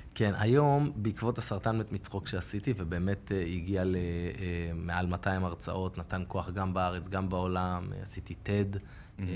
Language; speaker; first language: Hebrew; native; Hebrew